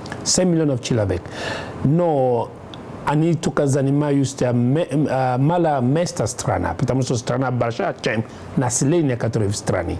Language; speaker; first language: Russian; non-native, learner; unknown